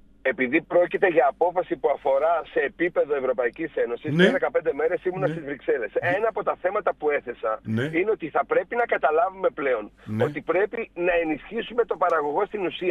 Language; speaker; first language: Greek; native; Greek